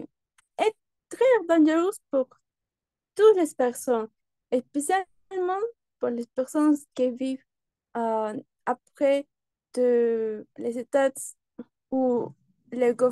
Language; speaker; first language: French; non-native, learner; Spanish